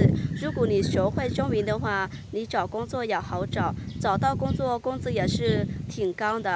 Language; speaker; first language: Chinese; non-native, fluent; Lao